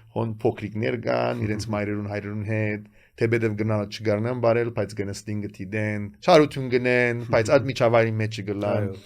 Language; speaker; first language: Armenian; early bilingual, heritage; Armenian